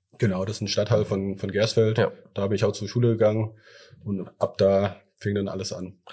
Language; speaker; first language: German; early bilingual, other home language; Thai